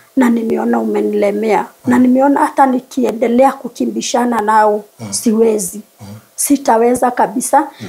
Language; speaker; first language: Swahili; non-native, local second language; Kikuyu